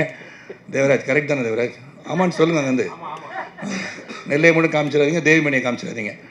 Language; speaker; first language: Tamil; native; Tamil